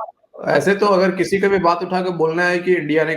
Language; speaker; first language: Hindi; native; Hindi